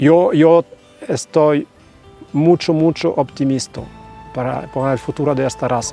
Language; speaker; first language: Spanish; non-native, fluent; French